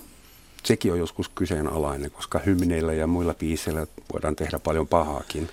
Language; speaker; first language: Finnish; non-native, fluent; German